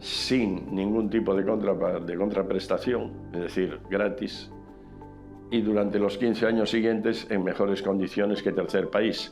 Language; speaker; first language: Spanish; native; Spanish